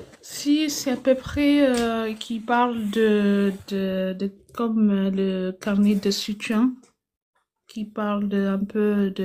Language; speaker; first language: French; non-native, fluent; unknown